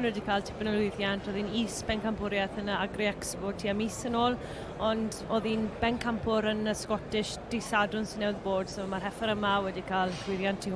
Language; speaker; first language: Welsh; native; Welsh